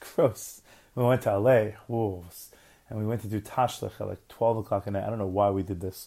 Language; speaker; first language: English; native; English